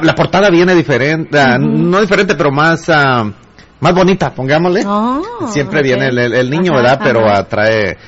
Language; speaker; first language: Spanish; native; Spanish